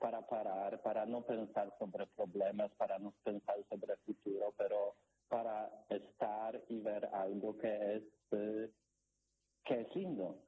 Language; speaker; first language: Spanish; non-native, learner; Polish